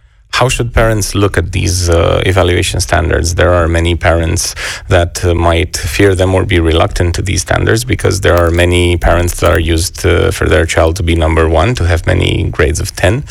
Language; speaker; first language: English; non-native, fluent; Romanian